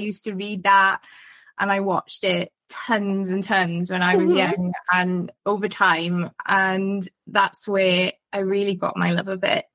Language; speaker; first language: English; native; English